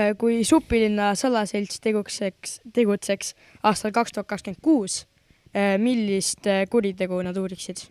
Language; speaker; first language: Estonian; native; Estonian